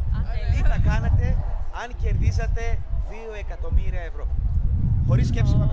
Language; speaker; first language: Greek; native; Greek